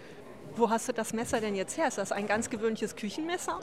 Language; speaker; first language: German; native; German